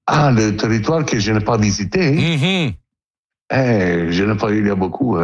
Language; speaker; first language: French; non-native, learner; Italian